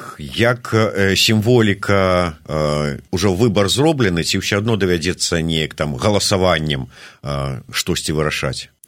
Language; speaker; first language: Belarusian; native; Belarusian